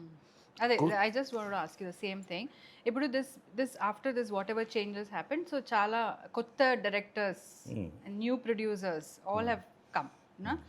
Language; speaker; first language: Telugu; non-native, local second language; Kannada